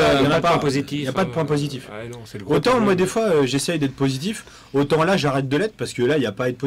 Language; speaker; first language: French; native; French